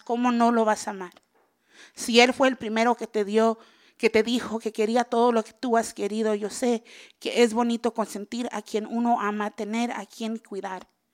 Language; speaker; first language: Spanish; early bilingual, heritage; Spanish